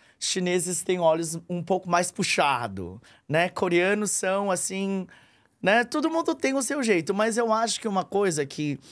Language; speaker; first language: Portuguese; early bilingual, other home language; Korean